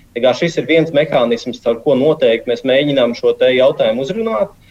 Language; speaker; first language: Latvian; native; Latvian